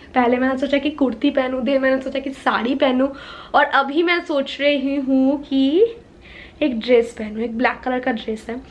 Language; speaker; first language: Hindi; non-native, local second language; Bangla